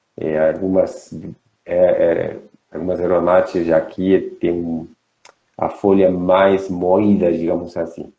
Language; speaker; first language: Portuguese; non-native, fluent; Spanish